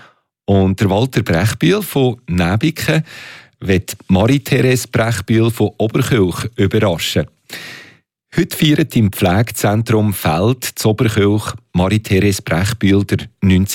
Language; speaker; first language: German; native; German